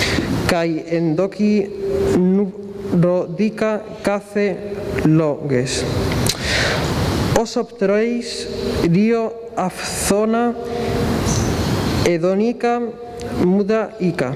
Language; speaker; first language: Greek; non-native, learner; Spanish